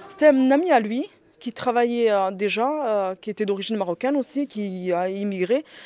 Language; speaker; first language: French; early bilingual, other home language; Riffian